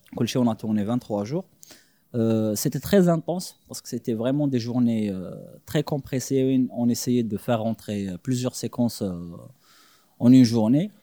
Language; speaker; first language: French; non-native, local second language; Arabic